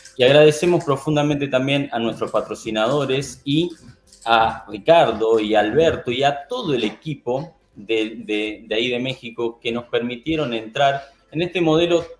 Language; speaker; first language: Spanish; native; Spanish